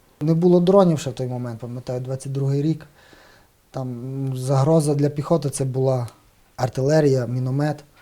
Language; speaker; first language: Ukrainian; native; Ukrainian